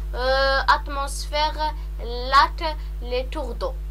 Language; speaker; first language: French; non-native, local second language; Arabic